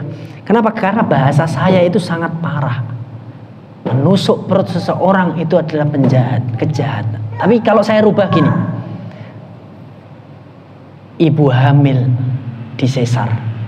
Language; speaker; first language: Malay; non-native, local second language; Javanese